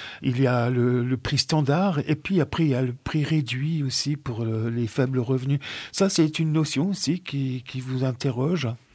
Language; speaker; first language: French; native; French